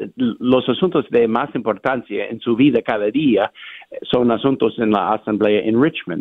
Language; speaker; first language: Spanish; non-native, fluent; English